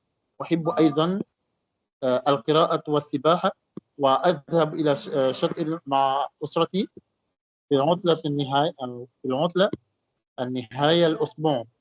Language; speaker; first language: Arabic; non-native, learner; Comorian